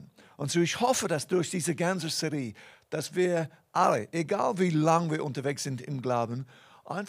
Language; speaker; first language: German; non-native, fluent; English